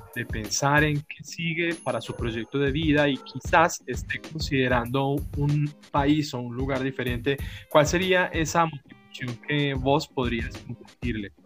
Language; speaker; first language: Spanish; native; Spanish